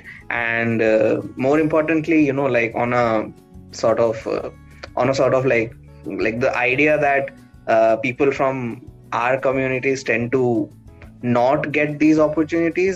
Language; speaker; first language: English; non-native, local second language; Odia